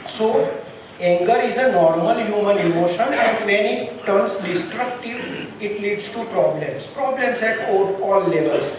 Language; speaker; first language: English; non-native, local second language; Gujarati